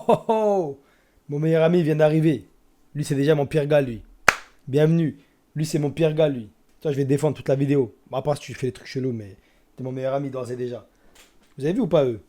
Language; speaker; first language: French; native; French